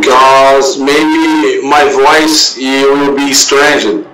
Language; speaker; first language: English; non-native, learner; Portuguese